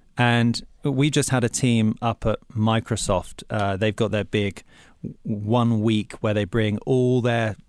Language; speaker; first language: English; native; English